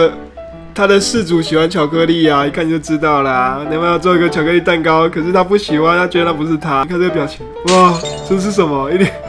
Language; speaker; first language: Chinese; native; Chinese